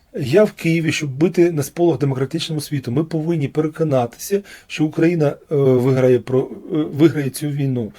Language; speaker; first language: Ukrainian; non-native, local second language; Russian